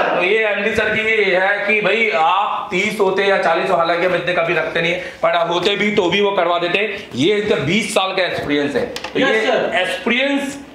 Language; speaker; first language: Hindi; native; Hindi